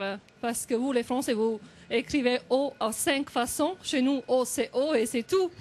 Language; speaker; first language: French; non-native, fluent; Serbian